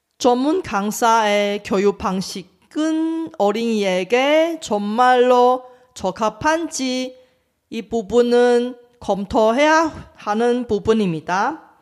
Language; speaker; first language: Korean; non-native, fluent; Chinese